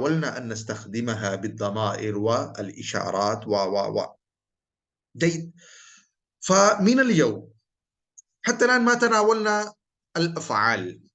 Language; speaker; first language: Arabic; non-native, fluent; Urdu